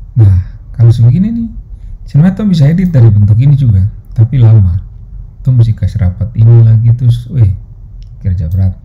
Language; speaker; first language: Indonesian; native; Indonesian